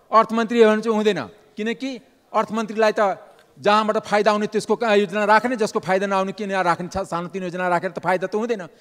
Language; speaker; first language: Nepali; non-native, local second language; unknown